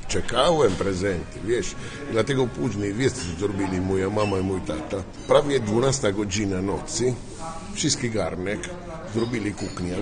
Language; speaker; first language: Polish; non-native, learner; Italian